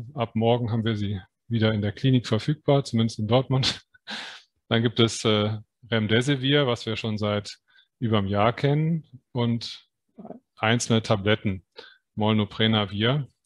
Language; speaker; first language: German; native; German